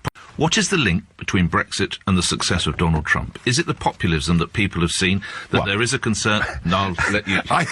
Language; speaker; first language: English; native; English